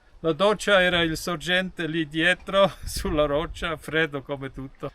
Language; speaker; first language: Italian; non-native, fluent; German